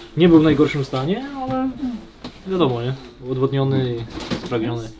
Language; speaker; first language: Polish; native; Polish